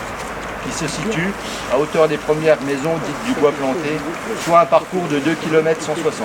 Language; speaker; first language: French; native; French